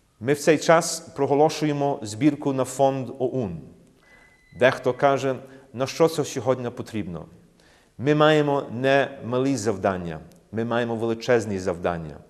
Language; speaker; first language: Ukrainian; early bilingual, heritage; Ukrainian